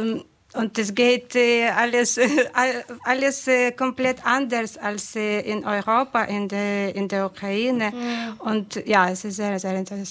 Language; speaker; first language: German; non-native, fluent; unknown